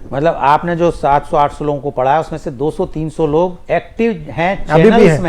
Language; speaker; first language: Hindi; native; Hindi